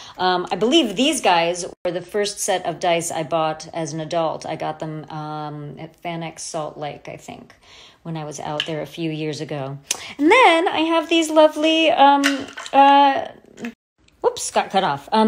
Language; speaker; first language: English; native; English